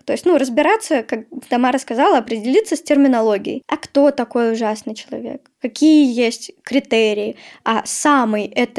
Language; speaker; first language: Russian; native; Russian